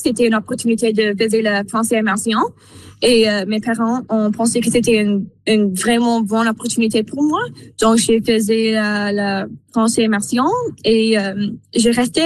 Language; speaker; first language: French; non-native, local second language; English